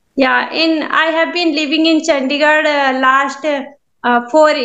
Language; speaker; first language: English; non-native, learner; Hindi